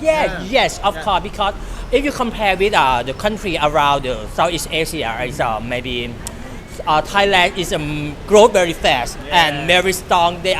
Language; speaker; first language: English; non-native, learner; Thai